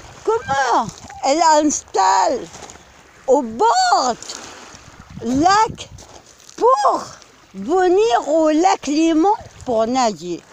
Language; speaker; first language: French; non-native, learner; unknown